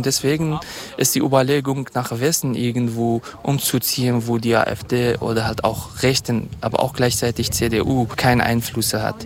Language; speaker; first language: German; non-native, fluent; Kurdish